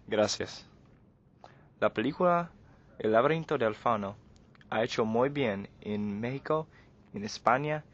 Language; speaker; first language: Spanish; non-native, learner; English